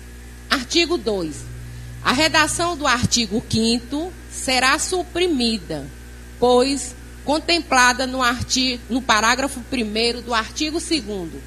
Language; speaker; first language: Portuguese; native; Portuguese